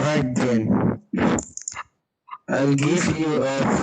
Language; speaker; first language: English; non-native, learner; Indonesian